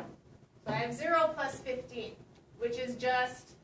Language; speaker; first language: English; native; English